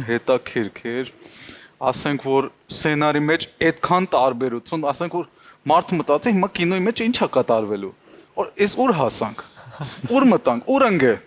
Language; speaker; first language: Armenian; non-native, learner; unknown